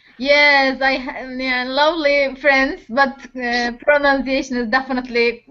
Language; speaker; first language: English; non-native, learner; Turkish